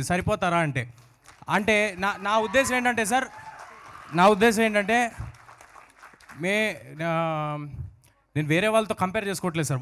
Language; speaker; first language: Telugu; native; Telugu